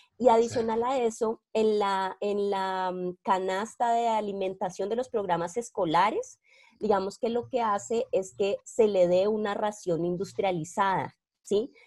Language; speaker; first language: Spanish; native; Spanish